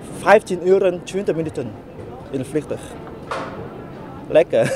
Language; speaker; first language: Dutch; non-native, learner; Vietnamese